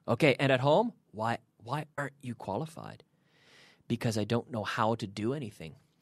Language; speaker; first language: English; native; English